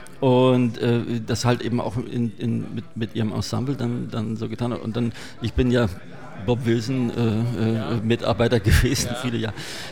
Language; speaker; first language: German; native; German